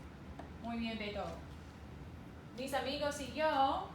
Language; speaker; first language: Spanish; non-native, fluent; English